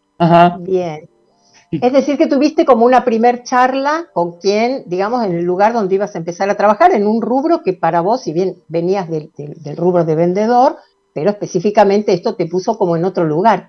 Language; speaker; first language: Spanish; native; Spanish